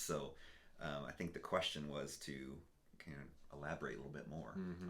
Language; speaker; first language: English; native; English